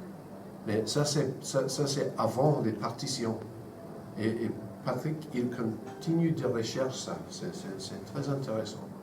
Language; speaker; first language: French; non-native, fluent; English